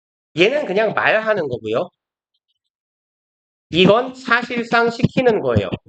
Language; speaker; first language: Korean; native; Korean